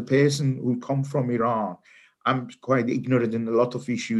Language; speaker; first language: English; non-native, fluent; Persian